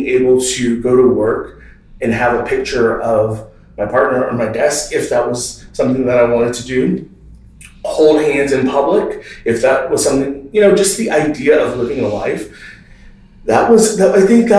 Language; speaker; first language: English; native; English